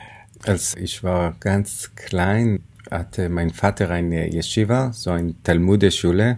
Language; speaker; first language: German; non-native, fluent; Hebrew